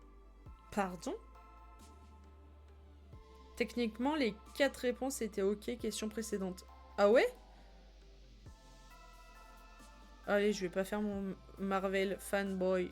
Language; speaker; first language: French; native; French